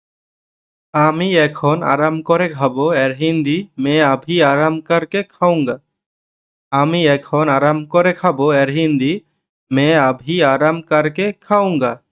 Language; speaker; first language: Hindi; non-native, learner; Bangla